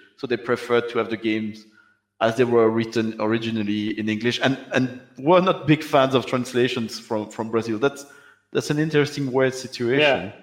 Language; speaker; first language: English; non-native, fluent; French